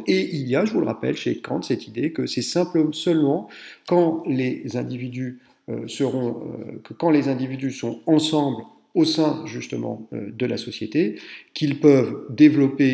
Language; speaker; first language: French; native; French